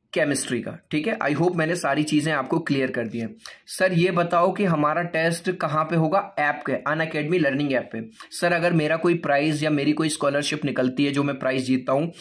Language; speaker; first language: Hindi; native; Hindi